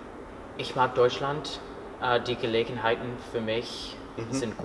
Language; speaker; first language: German; non-native, learner; English